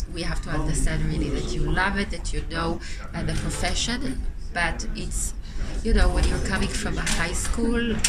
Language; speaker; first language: English; non-native, fluent; Hebrew